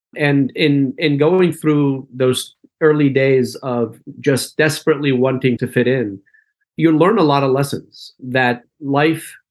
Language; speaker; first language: English; early bilingual, other home language; Arabic